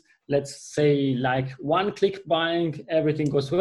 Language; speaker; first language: English; non-native, fluent; Italian